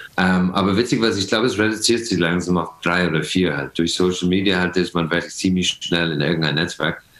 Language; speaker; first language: German; non-native, fluent; English